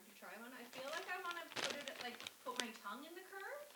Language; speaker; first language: English; native; English